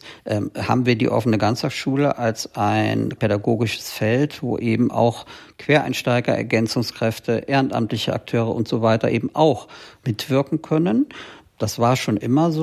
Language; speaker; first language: German; native; German